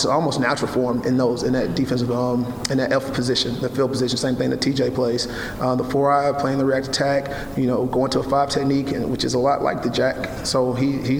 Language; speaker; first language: English; native; English